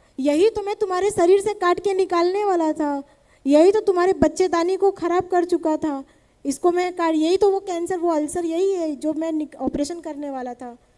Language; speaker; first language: Hindi; native; Hindi